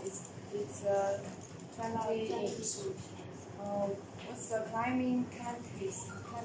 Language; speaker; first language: English; non-native, learner; Chinese